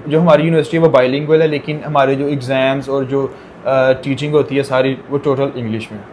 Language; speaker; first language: Urdu; non-native, local second language; Punjabi